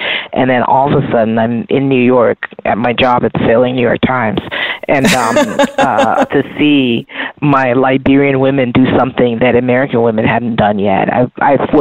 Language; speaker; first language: English; native; English